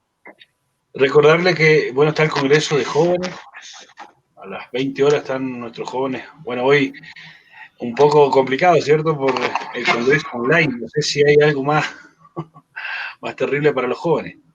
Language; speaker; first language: Spanish; native; Spanish